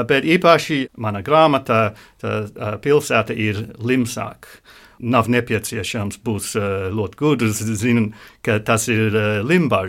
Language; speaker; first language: Latvian; non-native, learner; English